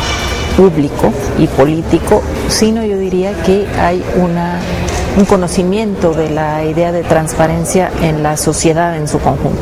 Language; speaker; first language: Spanish; native; Spanish